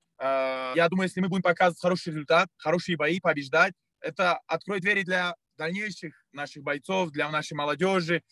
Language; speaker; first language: Russian; native; Russian